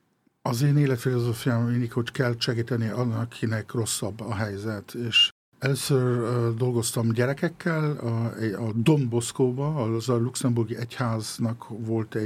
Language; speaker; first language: Hungarian; early bilingual, heritage; Hungarian